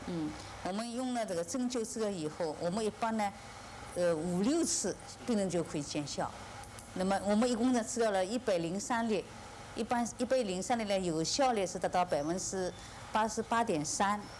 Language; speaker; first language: Chinese; native; Chinese